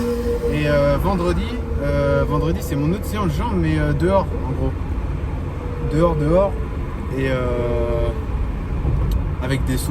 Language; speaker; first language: French; native; French